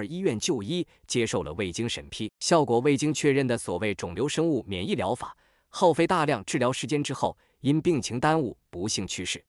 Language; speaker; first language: Chinese; native; Chinese